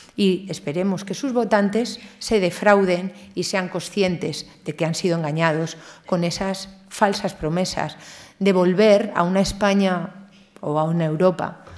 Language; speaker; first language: Spanish; native; Spanish